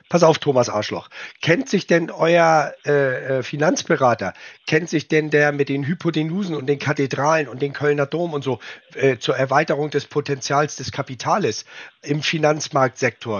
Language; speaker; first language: German; native; German